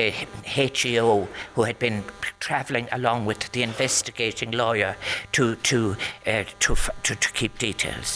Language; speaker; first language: English; native; English